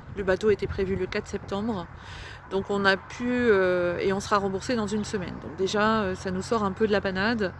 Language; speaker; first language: French; native; French